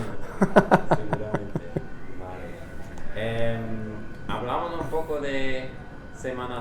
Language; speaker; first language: Spanish; non-native, fluent; English